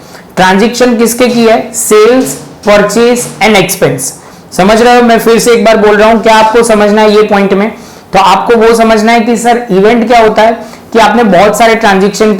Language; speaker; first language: Hindi; non-native, local second language; Gujarati